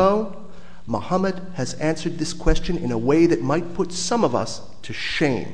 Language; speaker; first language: English; native; English